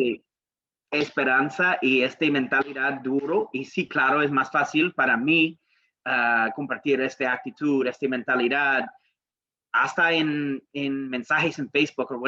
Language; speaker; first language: Spanish; non-native, learner; English